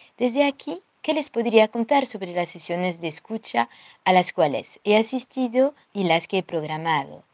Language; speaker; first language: Spanish; non-native, fluent; French